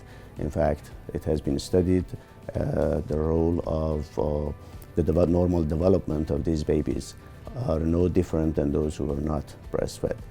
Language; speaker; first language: English; non-native, fluent; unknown